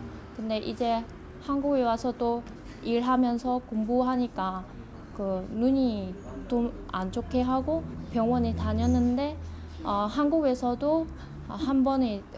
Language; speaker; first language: Korean; non-native, fluent; Vietnamese